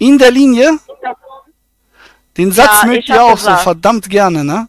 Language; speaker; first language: German; native; German